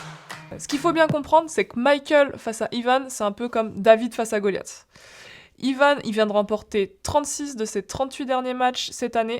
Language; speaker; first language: French; native; French